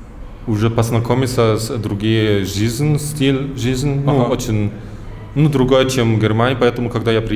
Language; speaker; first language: Russian; early bilingual, heritage; German